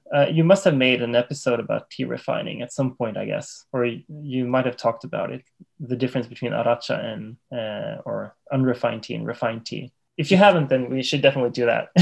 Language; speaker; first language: English; non-native, fluent; Swedish